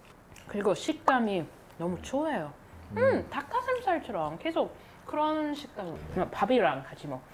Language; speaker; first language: Korean; non-native, learner; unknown